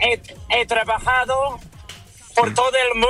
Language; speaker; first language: Spanish; non-native, learner; Japanese